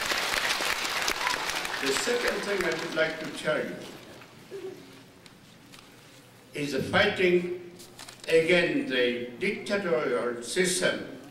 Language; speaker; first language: English; non-native, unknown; Vietnamese